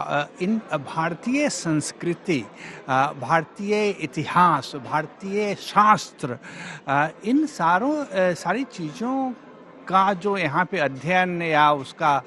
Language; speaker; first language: Hindi; native; Hindi